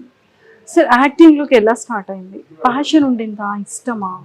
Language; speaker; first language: Telugu; native; Telugu